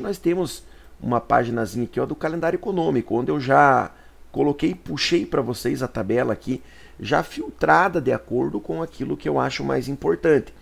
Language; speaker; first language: Portuguese; native; Portuguese